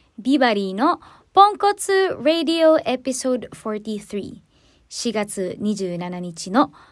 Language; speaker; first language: Japanese; non-native, fluent; Filipino